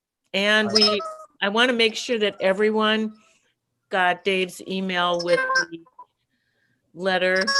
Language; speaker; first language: English; native; English